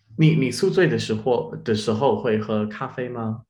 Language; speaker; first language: Chinese; non-native, learner; English